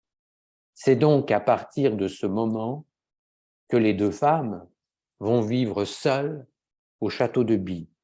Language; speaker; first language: French; native; French